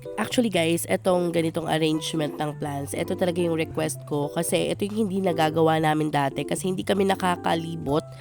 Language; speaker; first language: Filipino; non-native, local second language; Cebuano